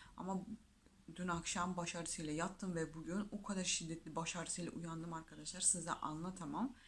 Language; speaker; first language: Turkish; non-native, fluent; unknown